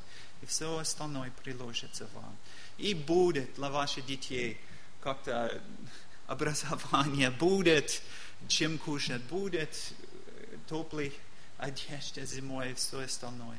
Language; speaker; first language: Russian; non-native, learner; English